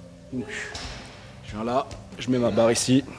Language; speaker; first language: French; native; French